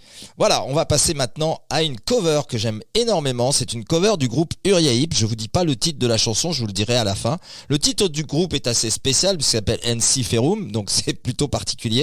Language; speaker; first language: French; native; French